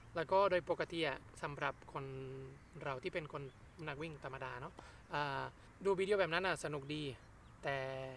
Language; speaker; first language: Thai; non-native, fluent; Spanish